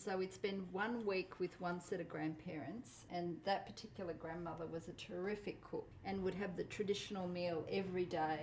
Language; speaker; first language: English; non-native, local second language; Polish